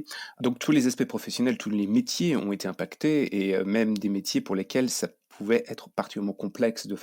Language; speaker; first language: French; native; French